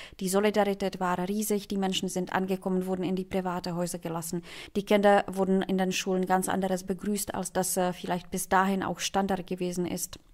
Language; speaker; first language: German; non-native, fluent; Czech